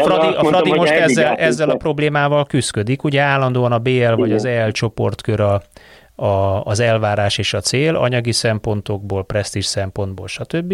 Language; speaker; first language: Hungarian; native; Hungarian